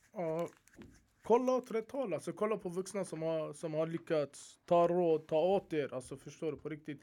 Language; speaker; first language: Swedish; early bilingual, other home language; Arabic